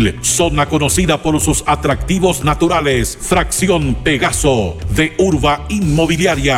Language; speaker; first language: Spanish; native; Spanish